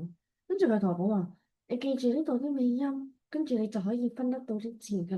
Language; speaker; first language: Cantonese; native; Cantonese